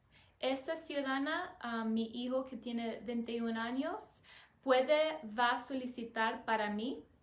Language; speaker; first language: Spanish; non-native, learner; English